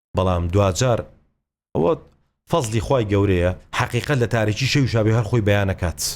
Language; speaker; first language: Central Kurdish; native; Central Kurdish